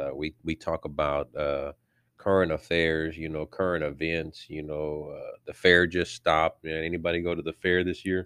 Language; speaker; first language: English; early bilingual, other home language; Spanish